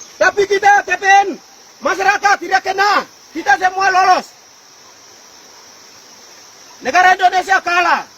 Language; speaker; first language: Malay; non-native, local second language; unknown